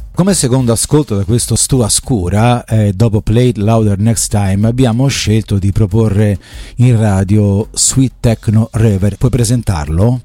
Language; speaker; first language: Italian; native; Italian